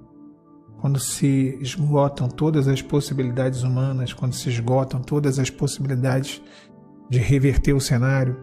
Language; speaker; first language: Portuguese; native; Portuguese